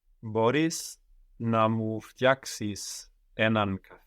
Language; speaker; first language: Greek; non-native, learner; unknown